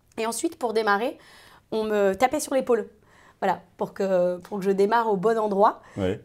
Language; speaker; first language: French; native; French